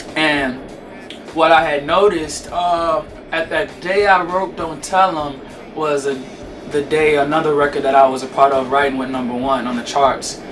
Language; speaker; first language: English; native; English